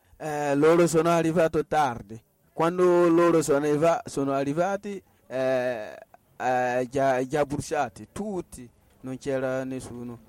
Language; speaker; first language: Italian; non-native, learner; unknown